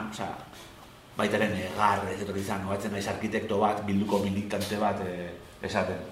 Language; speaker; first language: Basque; non-native, local second language; Spanish